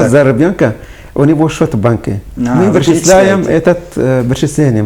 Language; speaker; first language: Russian; non-native, fluent; Arabic